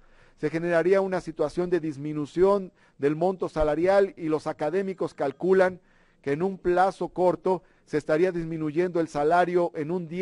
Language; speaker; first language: Spanish; native; Spanish